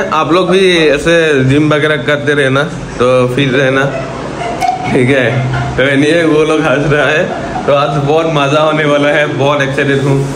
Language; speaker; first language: Hindi; non-native, local second language; Assamese